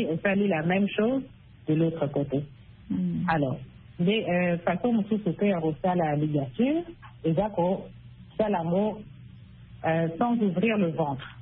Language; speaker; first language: French; non-native, local second language; Lingala